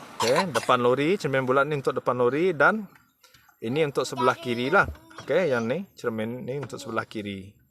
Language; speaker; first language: Malay; native; Malay